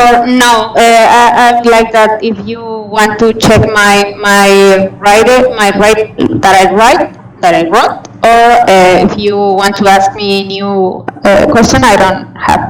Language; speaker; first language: English; non-native, fluent; Spanish